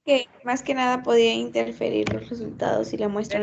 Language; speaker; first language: Spanish; native; Spanish